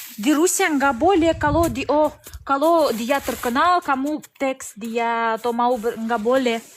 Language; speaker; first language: Indonesian; non-native, learner; Russian